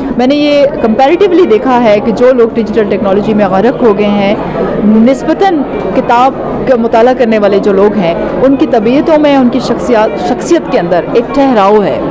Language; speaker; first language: Urdu; native; Urdu